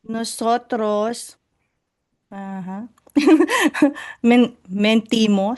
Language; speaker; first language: Spanish; non-native, learner; Filipino